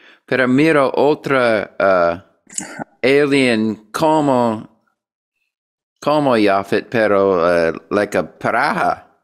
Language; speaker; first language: Spanish; non-native, learner; English